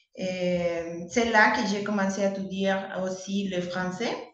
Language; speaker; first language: French; non-native, learner; Spanish